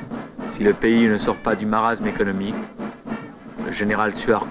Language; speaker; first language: French; native; French